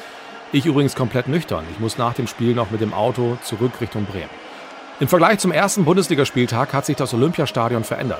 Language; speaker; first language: German; native; German